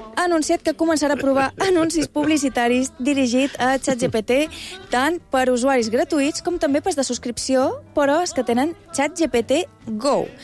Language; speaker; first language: Catalan; native; Catalan